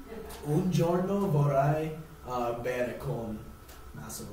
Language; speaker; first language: Italian; non-native, learner; English